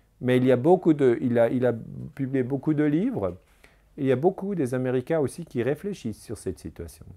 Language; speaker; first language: French; non-native, local second language; German